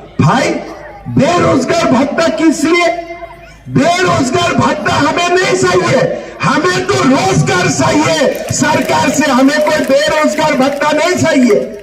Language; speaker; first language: Hindi; non-native, local second language; Assamese